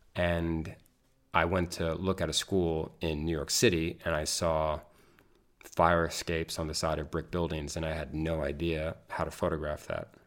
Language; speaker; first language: English; native; English